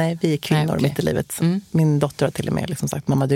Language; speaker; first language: Swedish; native; Swedish